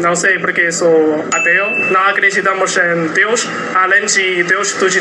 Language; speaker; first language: Portuguese; non-native, learner; Chinese